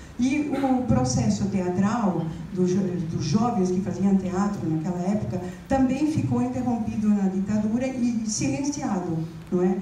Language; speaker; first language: Portuguese; non-native, fluent; Spanish